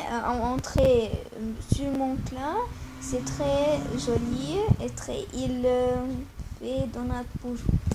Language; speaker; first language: French; non-native, learner; Arabic